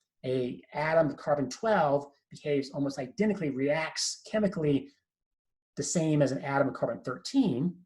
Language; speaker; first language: English; native; English